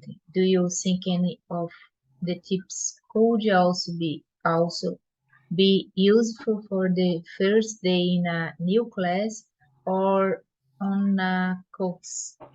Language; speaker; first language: English; non-native, learner; Portuguese